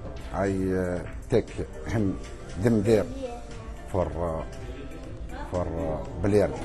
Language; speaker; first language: English; non-native, learner; Arabic